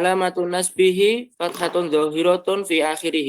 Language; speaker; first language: Arabic; non-native, learner; Indonesian